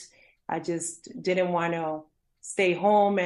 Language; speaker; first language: English; early bilingual, other home language; Spanish